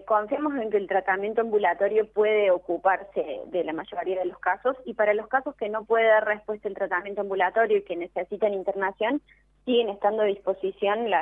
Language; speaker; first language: Spanish; native; Spanish